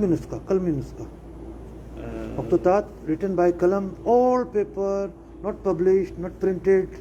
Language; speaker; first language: English; non-native, learner; Urdu